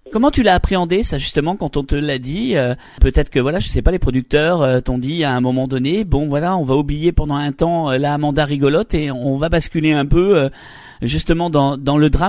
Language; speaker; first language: French; native; French